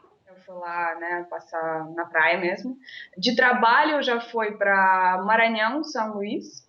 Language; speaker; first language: Portuguese; non-native, fluent; Russian